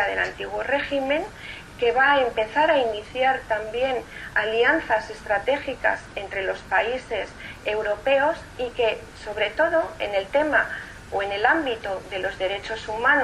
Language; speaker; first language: Spanish; native; Spanish